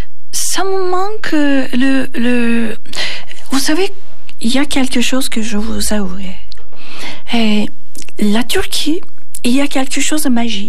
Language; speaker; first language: French; non-native, learner; Turkish